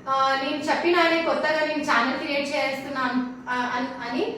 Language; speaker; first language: Telugu; non-native, learner; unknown